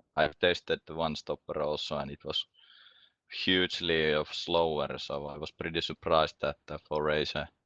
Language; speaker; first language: English; non-native, fluent; Finnish